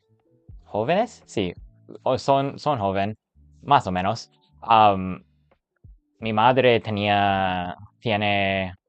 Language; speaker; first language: Spanish; non-native, learner; English